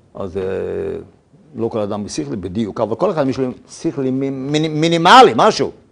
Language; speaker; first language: Hebrew; non-native, fluent; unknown